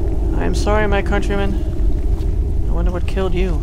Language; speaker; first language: English; native; English